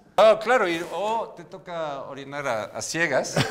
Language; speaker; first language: Spanish; non-native, fluent; German